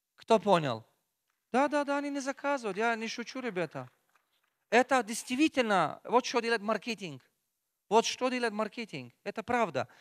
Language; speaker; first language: Russian; non-native, local second language; Tajik